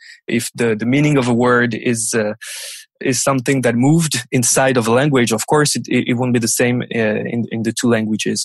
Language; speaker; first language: English; non-native, fluent; French